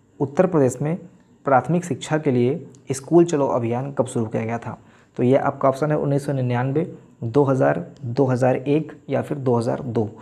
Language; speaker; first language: Hindi; native; Hindi